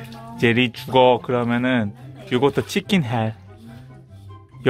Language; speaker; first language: Korean; native; Korean